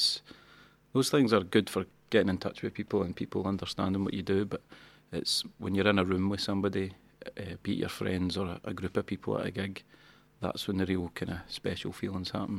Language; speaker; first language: English; native; English